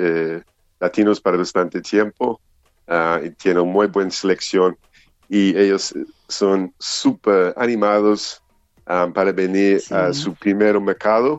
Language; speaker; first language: Spanish; non-native, learner; English